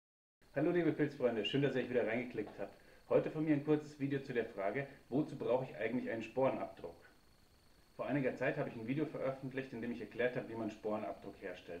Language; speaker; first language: German; native; German